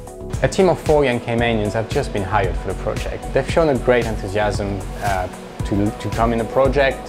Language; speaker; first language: English; non-native, fluent; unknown